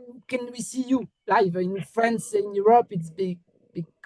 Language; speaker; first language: English; non-native, learner; French